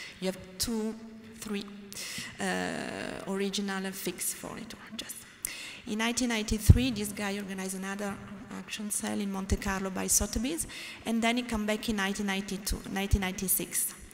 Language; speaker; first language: English; non-native, learner; French